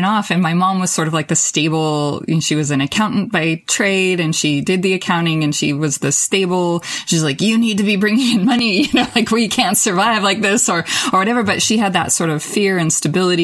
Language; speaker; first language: English; native; English